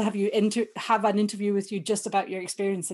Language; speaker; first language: English; native; English